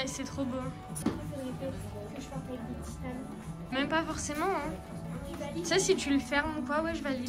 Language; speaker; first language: French; native; French